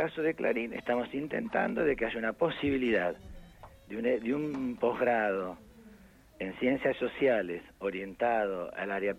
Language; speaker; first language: Spanish; native; Spanish